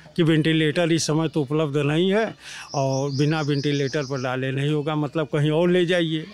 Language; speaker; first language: Hindi; native; Hindi